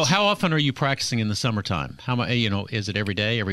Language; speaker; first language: English; native; English